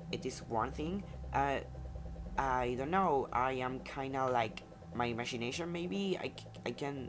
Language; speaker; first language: English; non-native, fluent; Spanish